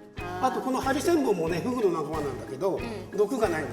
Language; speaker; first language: Japanese; native; Japanese